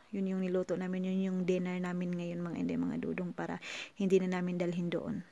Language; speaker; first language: Filipino; non-native, local second language; Cebuano